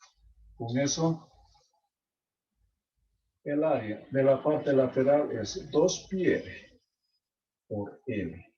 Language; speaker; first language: Spanish; native; Spanish